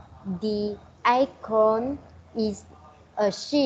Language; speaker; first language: English; non-native, learner; Vietnamese